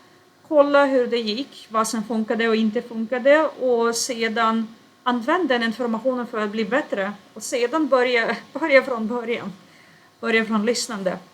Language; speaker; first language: Swedish; non-native, fluent; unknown